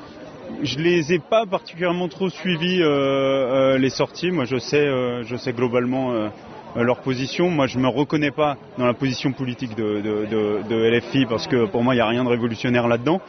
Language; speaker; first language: French; native; French